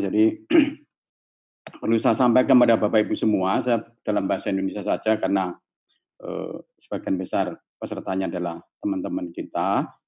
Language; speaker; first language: Indonesian; native; Indonesian